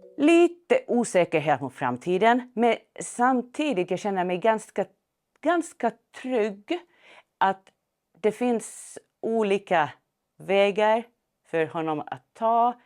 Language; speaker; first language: Swedish; non-native, fluent; Finnish